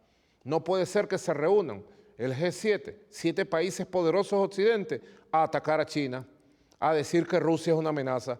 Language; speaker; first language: Spanish; native; Spanish